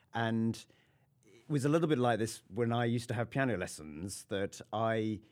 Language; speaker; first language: English; native; English